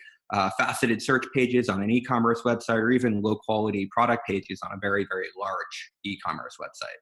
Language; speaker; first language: English; native; English